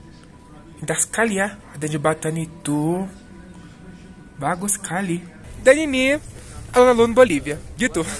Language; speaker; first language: Indonesian; non-native, fluent; Portuguese